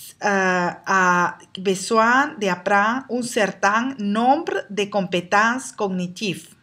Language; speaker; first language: French; non-native, learner; Spanish